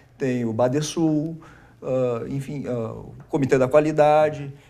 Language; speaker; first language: Portuguese; native; Portuguese